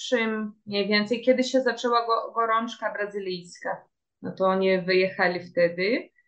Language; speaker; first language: Polish; early bilingual, heritage; Portuguese